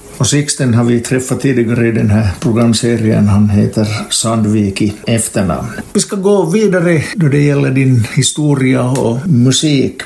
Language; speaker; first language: Swedish; native; Swedish